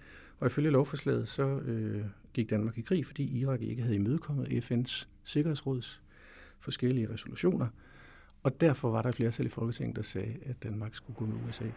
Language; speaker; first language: Danish; native; Danish